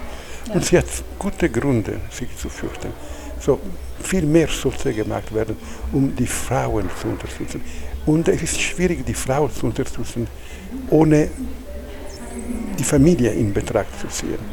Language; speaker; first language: German; non-native, fluent; Italian